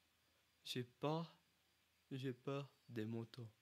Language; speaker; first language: French; non-native, learner; English